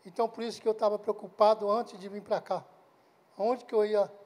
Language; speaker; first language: Portuguese; non-native, local second language; Guarani